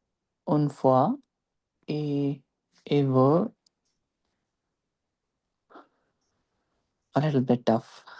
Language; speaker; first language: French; non-native, learner; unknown